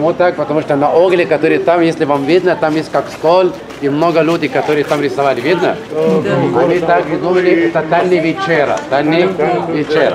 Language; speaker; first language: Russian; non-native, fluent; Arabic